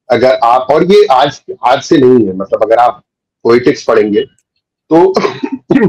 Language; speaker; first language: Hindi; native; Hindi